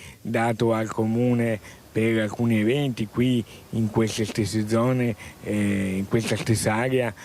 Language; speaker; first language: Italian; native; Italian